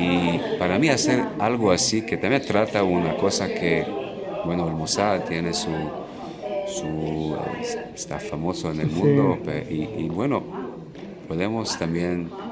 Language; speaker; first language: Spanish; non-native, learner; Hebrew